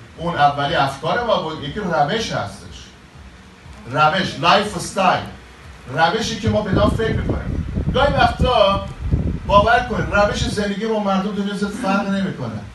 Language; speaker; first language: Persian; native; Persian